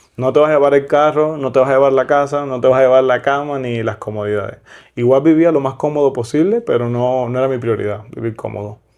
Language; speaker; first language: Spanish; native; Spanish